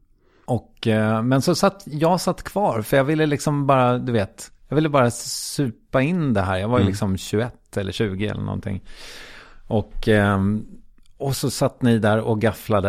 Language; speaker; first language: Swedish; native; Swedish